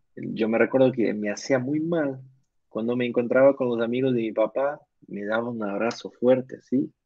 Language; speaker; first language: Spanish; non-native, learner; Portuguese